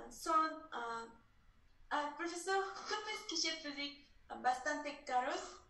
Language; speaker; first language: French; non-native, learner; Spanish